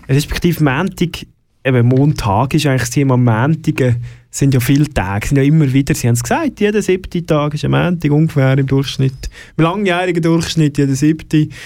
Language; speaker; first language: German; native; German